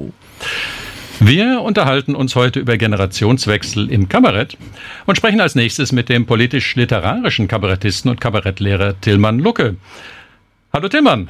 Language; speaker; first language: German; native; German